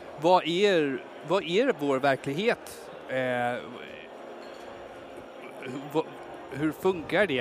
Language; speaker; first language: Swedish; non-native, fluent; English